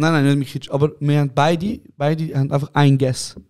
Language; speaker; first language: German; native; German